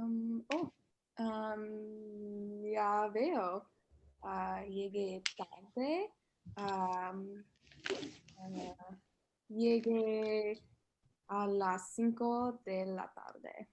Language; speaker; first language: Spanish; non-native, learner; English